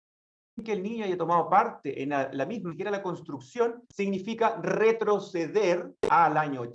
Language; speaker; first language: Spanish; native; Spanish